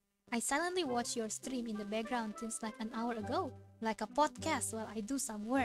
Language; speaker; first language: English; non-native, fluent; Indonesian